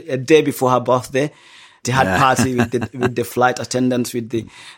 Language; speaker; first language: English; non-native, local second language; Hausa